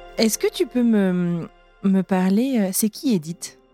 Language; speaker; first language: French; native; French